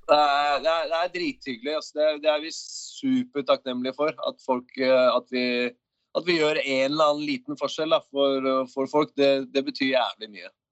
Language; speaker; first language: Norwegian; native; Norwegian